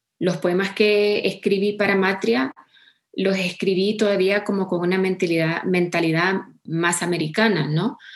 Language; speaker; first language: Spanish; early bilingual, heritage; Spanish